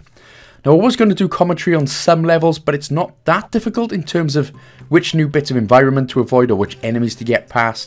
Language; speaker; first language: English; native; English